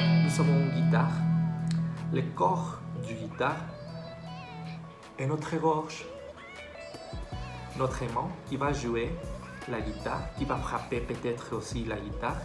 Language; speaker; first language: French; non-native, fluent; Spanish